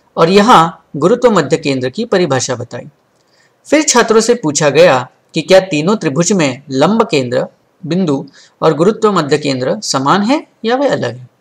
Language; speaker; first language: Hindi; non-native, local second language; Marathi